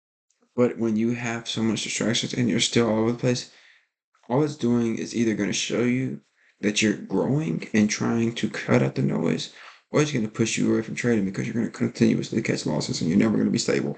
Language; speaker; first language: English; native; English